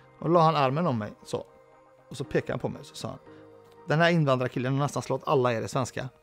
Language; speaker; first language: Swedish; early bilingual, other home language; Arabic